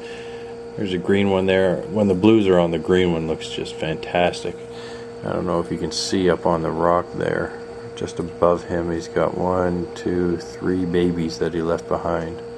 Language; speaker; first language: English; native; English